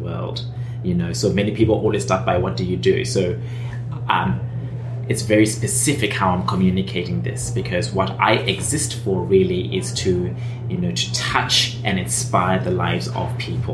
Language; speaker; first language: English; native; English